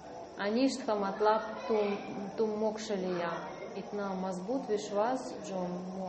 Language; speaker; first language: Hindi; non-native, learner; Russian